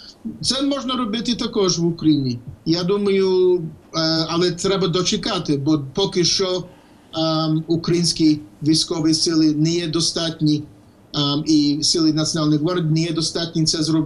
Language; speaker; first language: Ukrainian; non-native, fluent; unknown